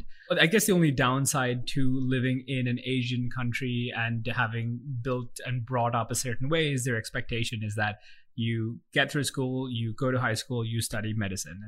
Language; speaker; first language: English; non-native, local second language; Sinhala